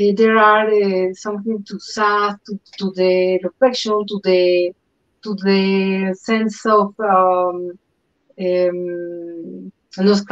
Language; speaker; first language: English; non-native, learner; Spanish